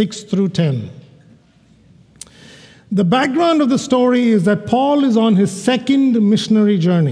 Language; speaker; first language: English; non-native, local second language; Malayalam